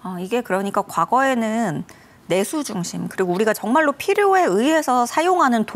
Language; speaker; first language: Korean; native; Korean